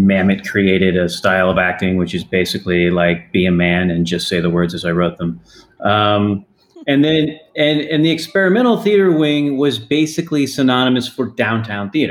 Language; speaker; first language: English; native; English